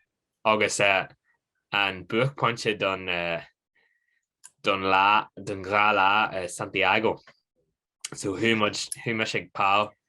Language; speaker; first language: Irish; non-native, local second language; English